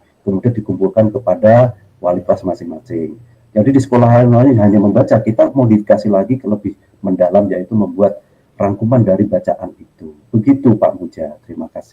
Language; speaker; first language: Indonesian; native; Indonesian